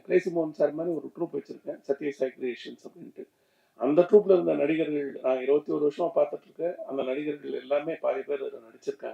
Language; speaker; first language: Tamil; native; Tamil